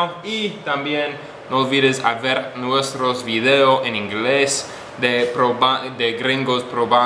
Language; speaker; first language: Spanish; non-native, learner; English